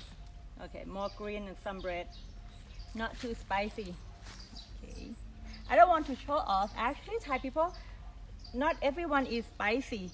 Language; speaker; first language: English; non-native, learner; Thai